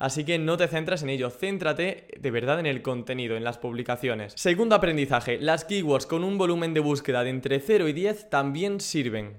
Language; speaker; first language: Spanish; native; Spanish